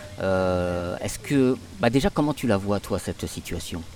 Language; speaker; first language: French; native; French